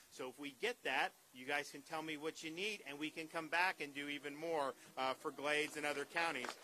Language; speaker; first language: English; native; English